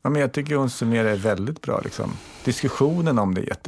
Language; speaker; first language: Swedish; native; Swedish